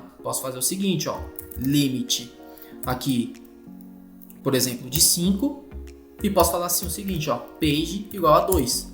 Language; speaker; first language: Portuguese; native; Portuguese